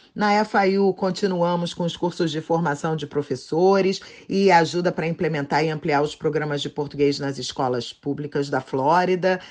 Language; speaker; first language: Portuguese; native; Portuguese